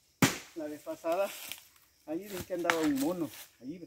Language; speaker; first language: Spanish; native; Spanish